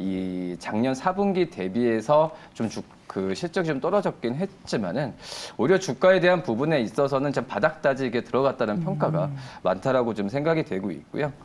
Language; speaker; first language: Korean; native; Korean